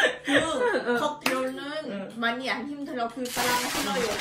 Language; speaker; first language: Korean; non-native, learner; Thai